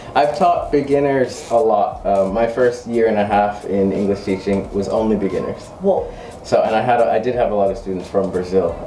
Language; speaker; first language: English; native; English